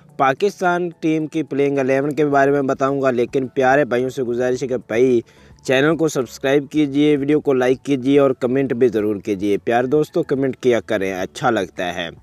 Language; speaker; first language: Urdu; native; Urdu